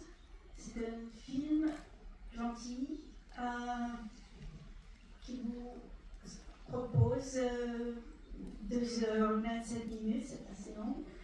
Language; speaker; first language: French; non-native, fluent; Hungarian